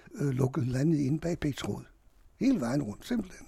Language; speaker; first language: Danish; non-native, fluent; Hungarian